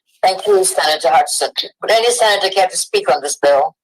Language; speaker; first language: English; native; English